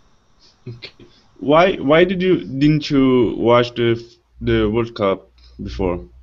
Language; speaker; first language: English; non-native, learner; Portuguese